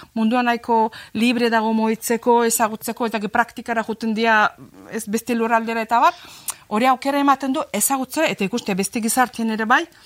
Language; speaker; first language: Basque; non-native, fluent; Azerbaijani